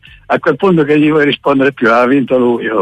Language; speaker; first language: Italian; native; Italian